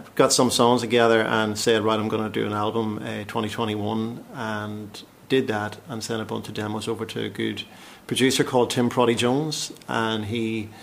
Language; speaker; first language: English; native; English